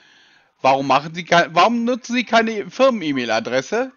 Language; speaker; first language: German; native; German